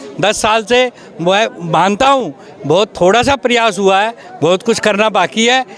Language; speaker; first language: Hindi; native; Hindi